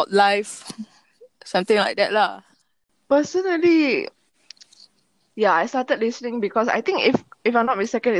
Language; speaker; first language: English; non-native, local second language; Malay